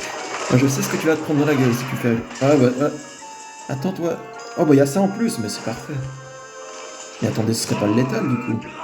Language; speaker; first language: French; native; French